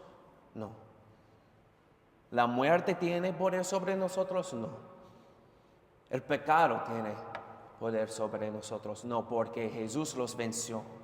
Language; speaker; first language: Spanish; non-native, fluent; English